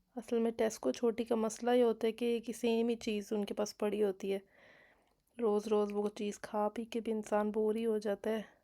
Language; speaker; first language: Urdu; native; Urdu